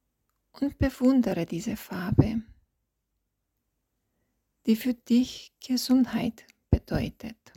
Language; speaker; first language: German; non-native, fluent; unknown